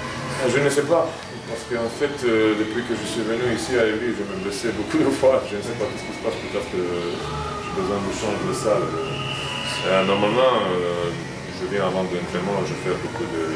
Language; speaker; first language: French; non-native, fluent; Croatian